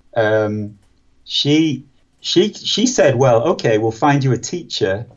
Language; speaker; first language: English; native; English